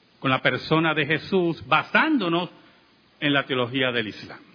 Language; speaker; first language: Spanish; native; Spanish